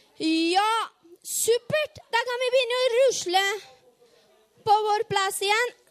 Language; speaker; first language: Norwegian; non-native, fluent; Spanish